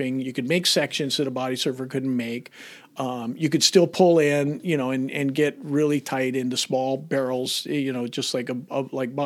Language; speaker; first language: English; native; English